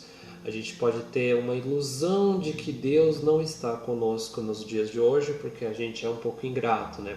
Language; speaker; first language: Portuguese; native; Portuguese